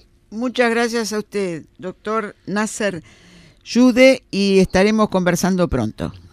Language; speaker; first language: Spanish; native; Spanish